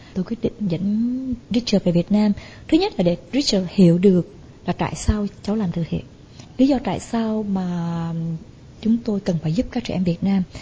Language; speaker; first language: Vietnamese; native; Vietnamese